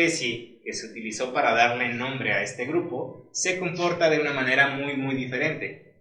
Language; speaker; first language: Spanish; native; Spanish